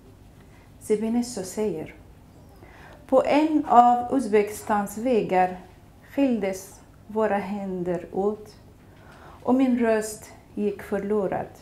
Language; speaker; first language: Swedish; non-native, fluent; Kurdish